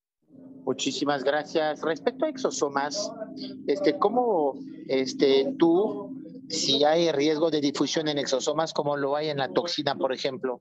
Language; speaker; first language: Spanish; native; Spanish